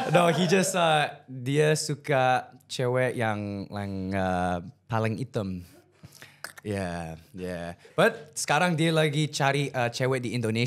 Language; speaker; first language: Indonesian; early bilingual, heritage; English